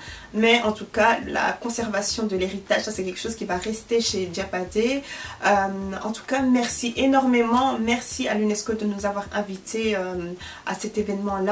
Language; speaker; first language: French; early bilingual, other home language; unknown